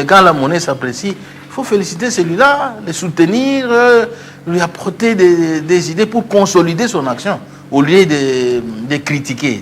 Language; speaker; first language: French; non-native, local second language; Luba-Lulua